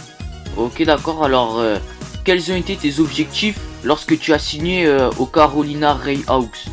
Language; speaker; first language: French; native; French